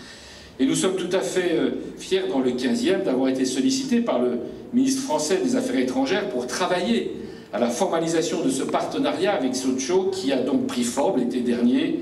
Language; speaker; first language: French; native; French